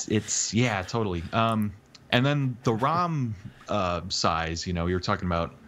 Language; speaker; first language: English; native; English